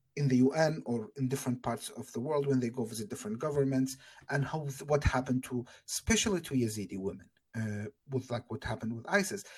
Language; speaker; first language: English; non-native, fluent; Arabic